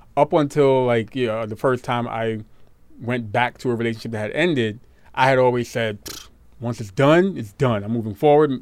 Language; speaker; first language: English; native; English